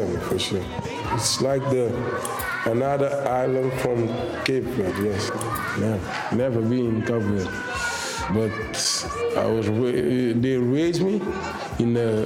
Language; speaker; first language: English; non-native, fluent; Kabuverdianu